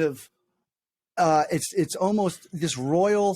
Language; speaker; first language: English; native; English